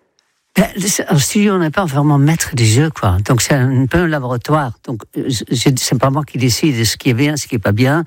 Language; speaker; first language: French; non-native, fluent; Dutch